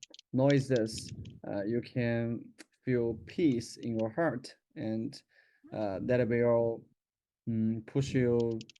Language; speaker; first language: English; non-native, learner; Chinese